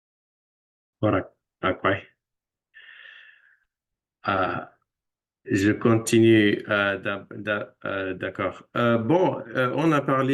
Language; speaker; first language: French; non-native, fluent; English